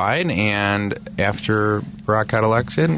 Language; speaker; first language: English; native; English